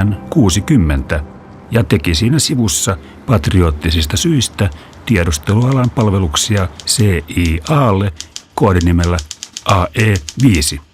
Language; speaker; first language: Finnish; native; Finnish